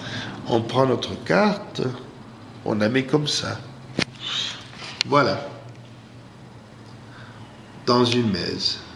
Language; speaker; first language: French; non-native, fluent; English